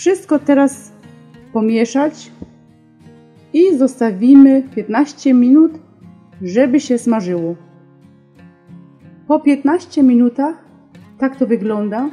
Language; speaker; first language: Polish; non-native, learner; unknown